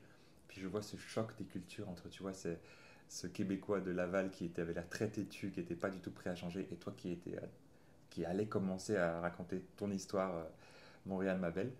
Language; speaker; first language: French; native; French